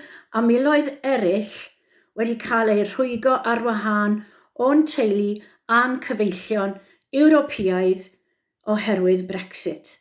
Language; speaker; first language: Welsh; native; Welsh